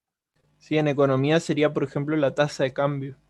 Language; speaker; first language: Spanish; native; Spanish